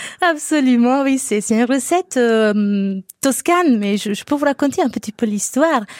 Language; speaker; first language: French; non-native, fluent; Italian